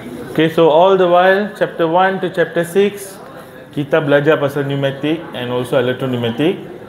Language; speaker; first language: English; non-native, local second language; Malay